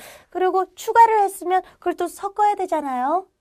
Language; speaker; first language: Korean; native; Korean